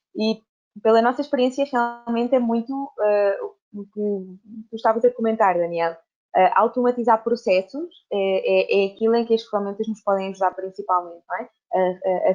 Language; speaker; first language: Portuguese; native; Portuguese